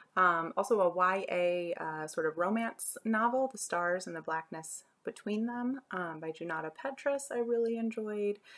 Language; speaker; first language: English; native; English